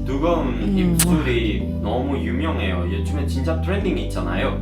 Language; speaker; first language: Korean; non-native, learner; Spanish